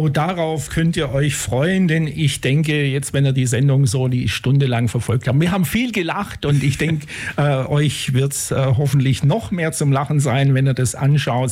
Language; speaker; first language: German; native; German